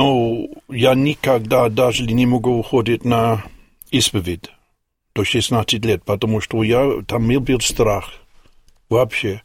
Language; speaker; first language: Russian; non-native, learner; English